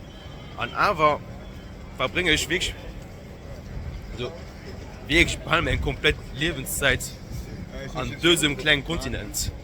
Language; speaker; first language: German; non-native, local second language; Luxembourgish